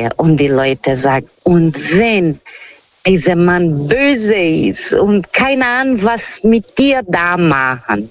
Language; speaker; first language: German; non-native, fluent; Portuguese